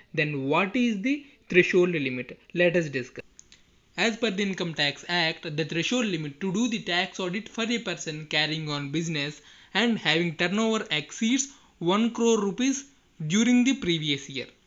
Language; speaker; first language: English; non-native, local second language; Telugu